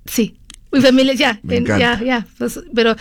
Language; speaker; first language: Spanish; early bilingual, heritage; Spanish